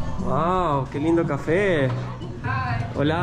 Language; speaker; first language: Spanish; native; Spanish